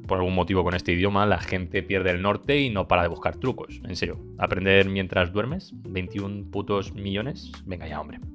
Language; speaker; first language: Spanish; early bilingual, other home language; Bulgarian